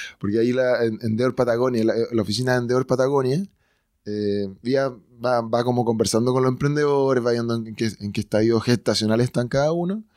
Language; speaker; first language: Spanish; native; Spanish